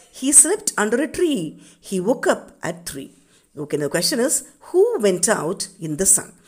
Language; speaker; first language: English; non-native, local second language; Tamil